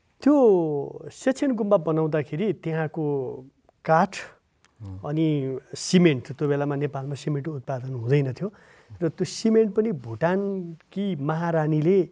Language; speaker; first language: Nepali; native; Nepali